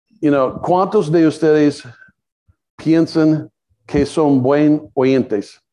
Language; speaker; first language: Spanish; non-native, learner; English